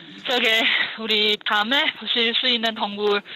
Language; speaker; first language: Korean; non-native, fluent; Chinese